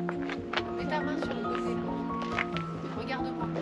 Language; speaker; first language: French; native; French